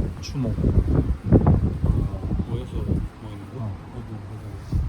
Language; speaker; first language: Korean; non-native, fluent; Japanese